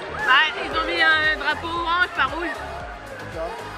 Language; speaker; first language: French; native; French